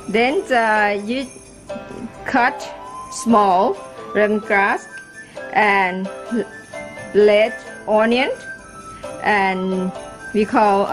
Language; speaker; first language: English; non-native, learner; Thai